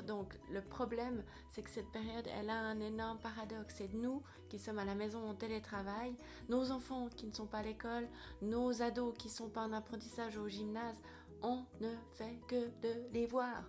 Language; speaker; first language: French; native; French